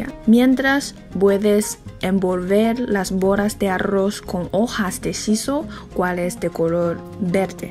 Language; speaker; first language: Spanish; non-native, fluent; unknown